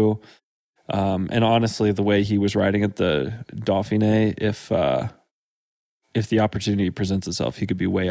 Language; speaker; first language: English; native; English